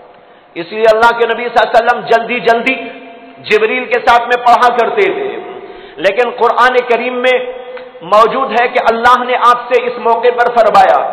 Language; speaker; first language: Urdu; native; Urdu